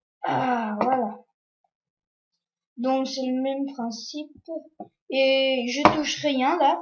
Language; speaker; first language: French; non-native, learner; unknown